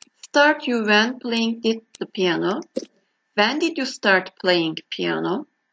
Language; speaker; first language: English; non-native, fluent; Turkish